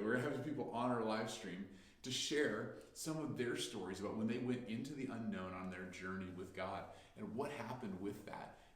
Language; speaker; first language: English; native; English